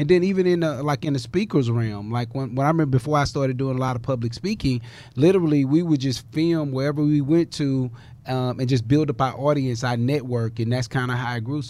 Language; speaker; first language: English; native; English